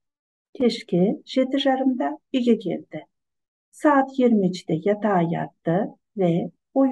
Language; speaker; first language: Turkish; non-native, fluent; Kazakh